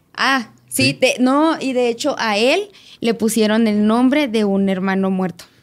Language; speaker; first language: Spanish; native; Spanish